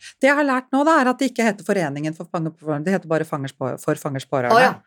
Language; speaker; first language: Norwegian; native; Norwegian